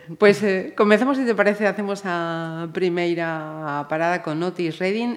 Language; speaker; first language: Galician; non-native, local second language; Spanish